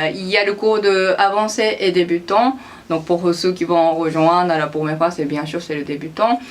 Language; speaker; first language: French; non-native, fluent; Japanese